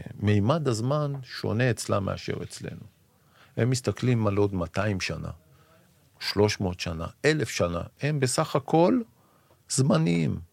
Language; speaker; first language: Hebrew; native; Hebrew